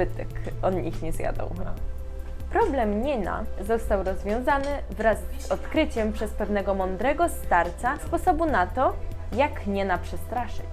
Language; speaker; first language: Polish; native; Polish